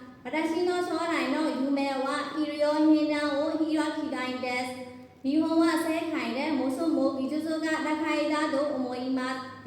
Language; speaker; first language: Japanese; non-native, learner; Burmese